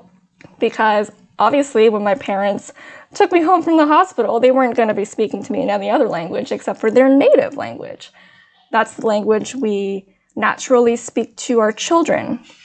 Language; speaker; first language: English; early bilingual, other home language; Min Nan Chinese